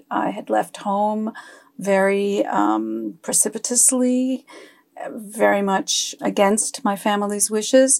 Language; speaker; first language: English; early bilingual, other home language; French